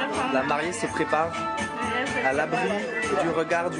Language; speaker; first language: French; native; French